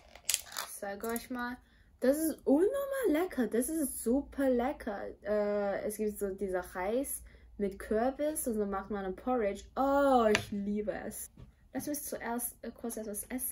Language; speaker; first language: German; non-native, fluent; Chinese